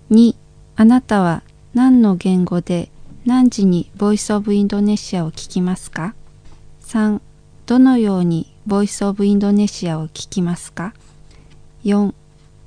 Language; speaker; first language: Japanese; non-native, learner; Indonesian